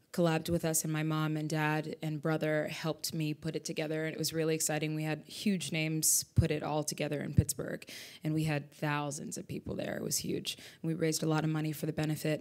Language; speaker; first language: English; native; English